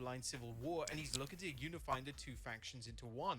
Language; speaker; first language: English; native; English